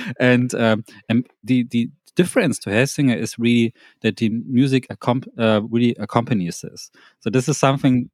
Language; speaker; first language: English; non-native, fluent; German